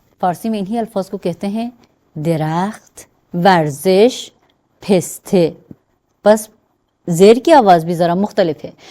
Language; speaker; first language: Urdu; non-native, fluent; Persian